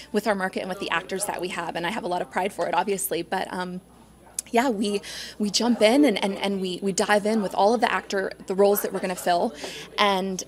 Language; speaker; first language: English; native; English